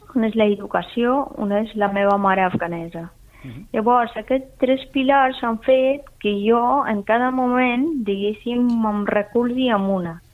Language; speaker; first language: Catalan; non-native, fluent; Persian